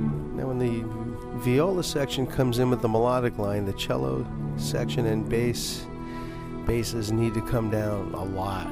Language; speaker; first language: English; native; English